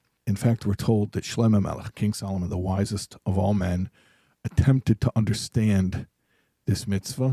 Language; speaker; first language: English; native; English